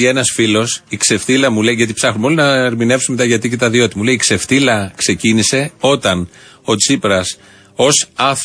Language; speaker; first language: Greek; native; Greek